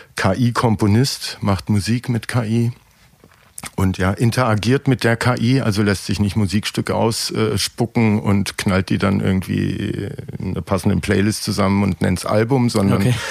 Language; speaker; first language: German; native; German